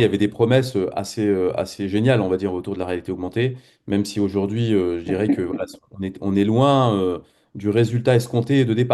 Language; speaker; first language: French; native; French